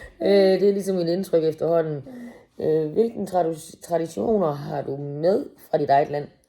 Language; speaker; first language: Danish; native; Danish